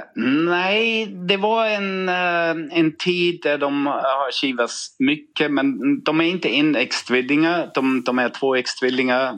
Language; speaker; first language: Swedish; non-native, fluent; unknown